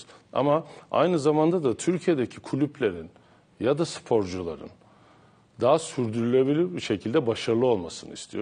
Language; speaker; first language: Turkish; native; Turkish